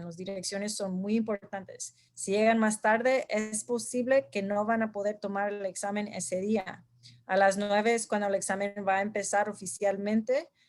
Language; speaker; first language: Spanish; early bilingual, heritage; Spanish